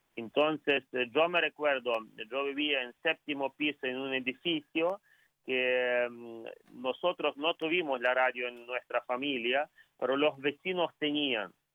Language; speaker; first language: Spanish; non-native, fluent; Ukrainian